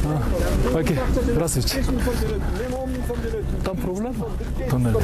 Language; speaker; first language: Russian; non-native, learner; Korean